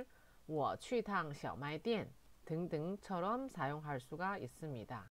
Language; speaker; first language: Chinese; non-native, fluent; Korean